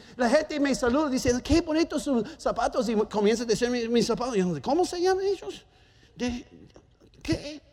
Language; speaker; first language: Spanish; non-native, fluent; German